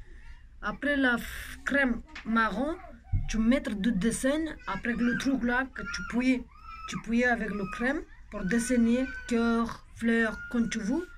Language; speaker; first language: French; non-native, local second language; Romanian